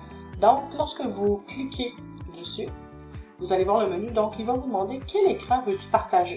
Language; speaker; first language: French; native; French